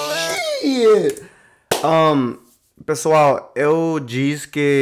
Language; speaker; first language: Portuguese; non-native, learner; Spanish